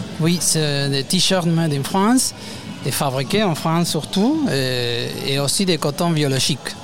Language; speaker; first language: French; non-native, learner; Spanish